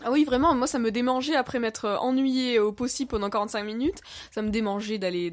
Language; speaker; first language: French; native; French